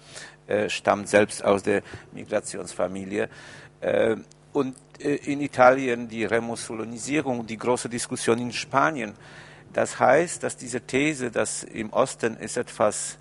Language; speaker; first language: German; non-native, fluent; Polish